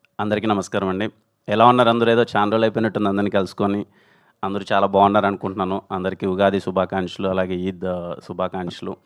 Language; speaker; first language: Telugu; native; Telugu